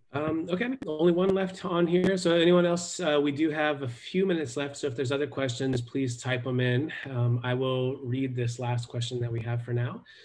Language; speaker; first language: English; native; English